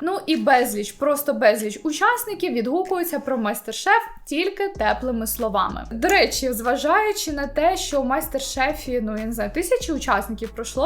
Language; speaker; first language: Ukrainian; native; Ukrainian